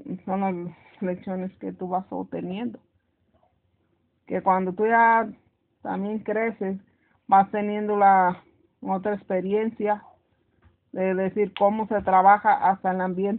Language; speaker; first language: Spanish; native; Spanish